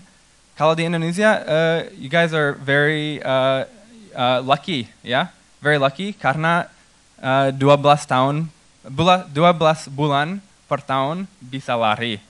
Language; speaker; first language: Indonesian; non-native, fluent; English